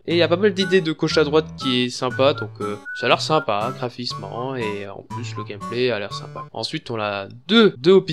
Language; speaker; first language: French; native; French